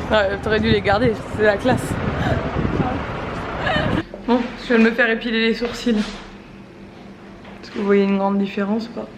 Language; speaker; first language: French; native; French